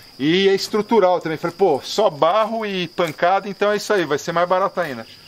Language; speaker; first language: Portuguese; native; Portuguese